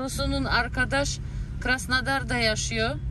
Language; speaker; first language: Turkish; non-native, learner; Russian